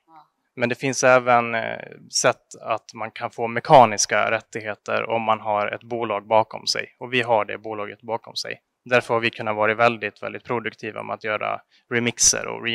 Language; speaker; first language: Swedish; native; Swedish